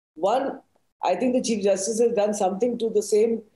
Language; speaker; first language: English; non-native, local second language; Hindi